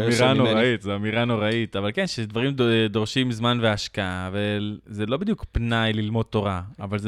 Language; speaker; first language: Hebrew; native; Hebrew